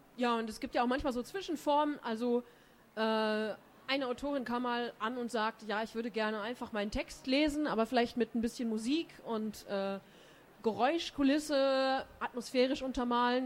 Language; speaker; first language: German; native; German